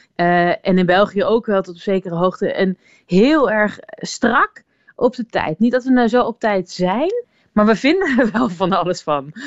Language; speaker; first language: Dutch; native; Dutch